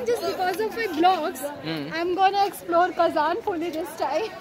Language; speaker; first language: English; non-native, local second language; Hindi